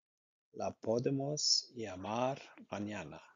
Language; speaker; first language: Spanish; non-native, learner; Icelandic